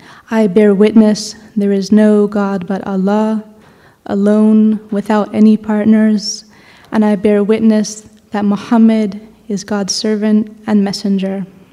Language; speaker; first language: English; native; English